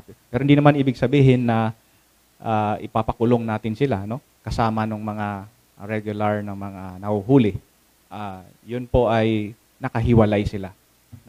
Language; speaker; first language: Filipino; native; Filipino